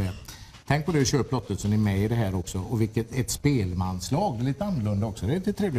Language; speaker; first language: Swedish; native; Swedish